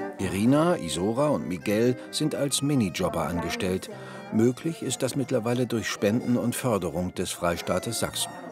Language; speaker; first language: German; native; German